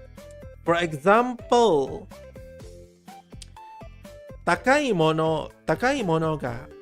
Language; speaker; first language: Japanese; non-native, learner; English